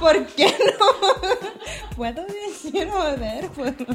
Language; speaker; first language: Spanish; non-native, learner; English